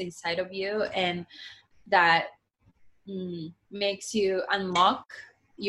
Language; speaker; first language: English; non-native, fluent; Japanese